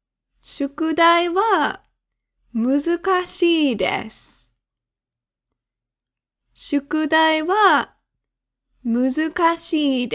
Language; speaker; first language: Japanese; non-native, fluent; English